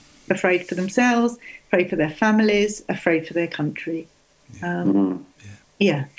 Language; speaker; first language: English; native; English